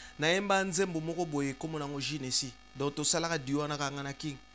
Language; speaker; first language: Lingala; native; Lingala